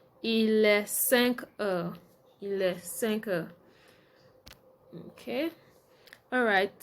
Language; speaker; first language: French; non-native, fluent; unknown